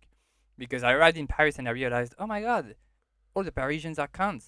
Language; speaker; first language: English; non-native, fluent; French